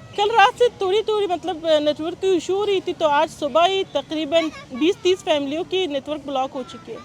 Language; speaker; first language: Urdu; non-native, fluent; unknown